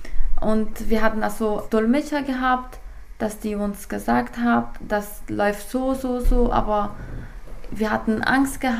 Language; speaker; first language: German; non-native, fluent; Persian